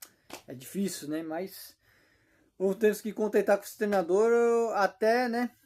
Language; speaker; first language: Portuguese; native; Portuguese